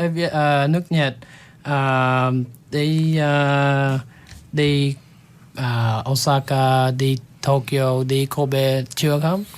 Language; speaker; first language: Vietnamese; non-native, learner; English